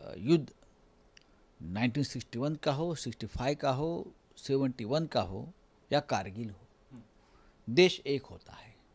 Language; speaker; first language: Hindi; non-native, local second language; Marathi